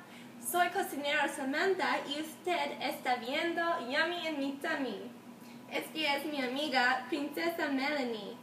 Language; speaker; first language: Spanish; non-native, learner; English